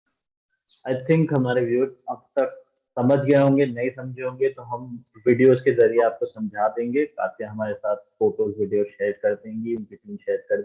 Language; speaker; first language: Hindi; native; Hindi